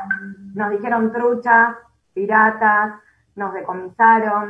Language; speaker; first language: Spanish; native; Spanish